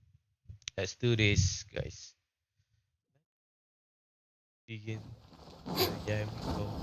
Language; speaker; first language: English; non-native, learner; Indonesian